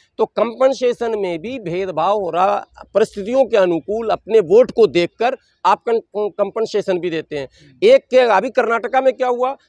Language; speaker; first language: Hindi; native; Hindi